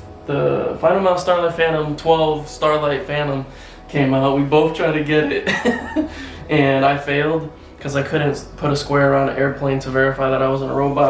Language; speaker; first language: English; native; English